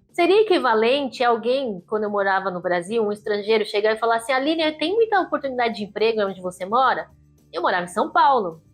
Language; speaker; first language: Portuguese; native; Portuguese